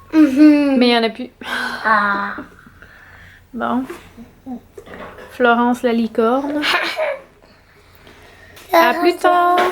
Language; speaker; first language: French; native; French